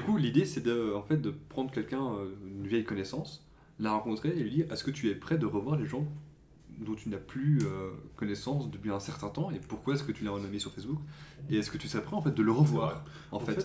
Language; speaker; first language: French; native; French